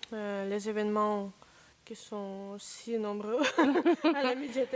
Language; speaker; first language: French; non-native, learner; Russian